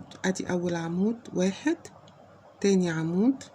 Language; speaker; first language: Arabic; native; Arabic